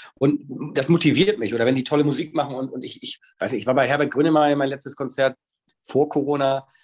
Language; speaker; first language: German; native; German